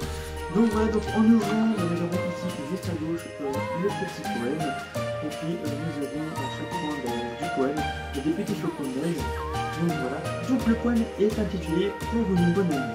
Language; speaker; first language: French; native; French